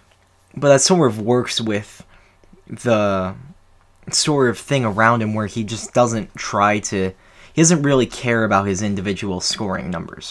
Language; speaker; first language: English; native; English